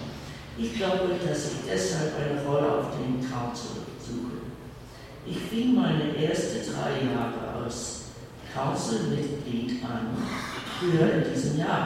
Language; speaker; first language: German; early bilingual, heritage; English